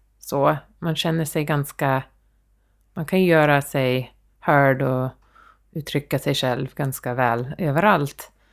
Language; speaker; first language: Swedish; early bilingual, heritage; Swedish